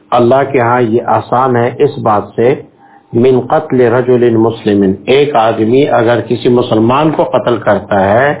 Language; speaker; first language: Urdu; non-native, local second language; Pashto